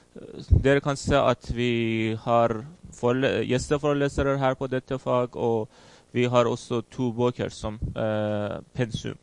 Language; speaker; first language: Norwegian; non-native, fluent; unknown